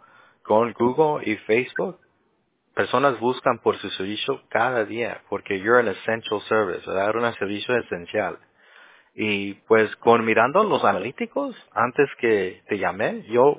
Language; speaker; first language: Spanish; early bilingual, heritage; Spanish